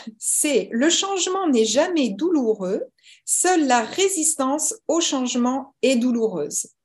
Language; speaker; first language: French; early bilingual, other home language; English